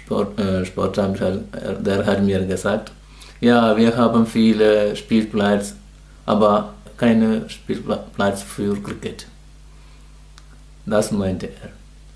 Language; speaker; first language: German; non-native, learner; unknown